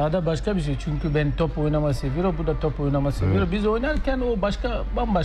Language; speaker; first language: Turkish; non-native, learner; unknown